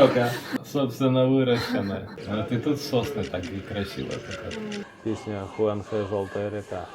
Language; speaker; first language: Russian; native; Russian